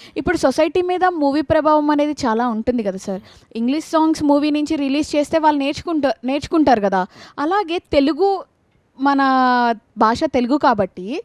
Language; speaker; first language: Telugu; native; Telugu